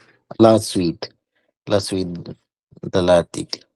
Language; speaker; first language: French; non-native, learner; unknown